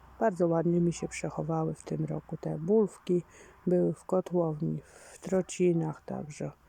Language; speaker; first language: Polish; native; Polish